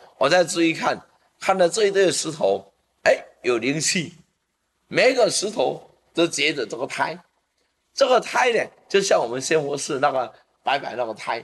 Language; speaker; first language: Chinese; native; Chinese